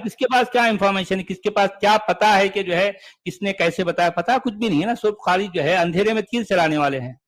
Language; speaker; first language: Urdu; native; Urdu